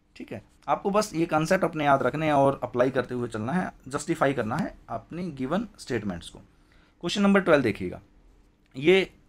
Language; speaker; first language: Hindi; native; Hindi